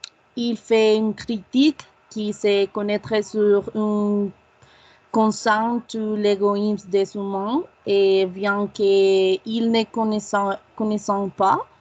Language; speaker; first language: French; non-native, learner; Spanish